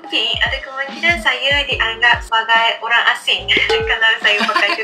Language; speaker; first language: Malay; non-native, fluent; Japanese